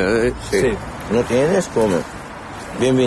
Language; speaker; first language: Spanish; non-native, learner; Arabic